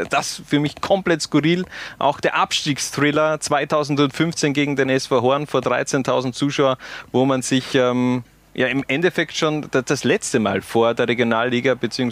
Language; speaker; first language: German; native; German